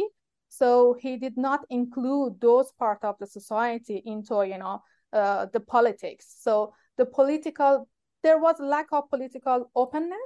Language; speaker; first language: English; non-native, fluent; Persian